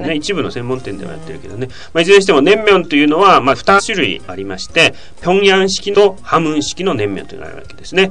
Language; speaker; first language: Japanese; native; Japanese